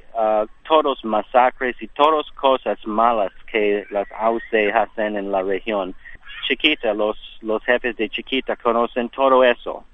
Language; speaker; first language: Spanish; non-native, learner; English